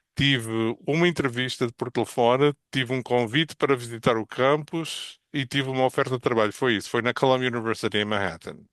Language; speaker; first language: Portuguese; native; Portuguese